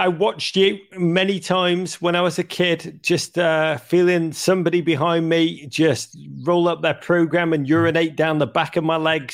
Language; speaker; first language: English; native; English